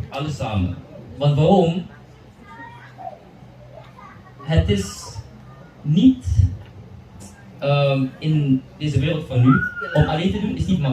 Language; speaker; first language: Dutch; early bilingual, other home language; Indonesian